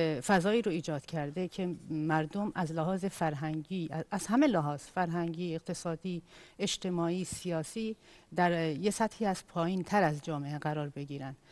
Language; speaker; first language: Persian; non-native, local second language; Kurdish